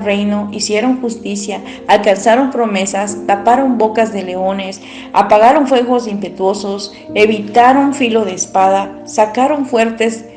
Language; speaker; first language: Spanish; native; Spanish